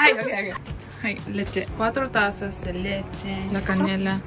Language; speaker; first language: Spanish; non-native, learner; Japanese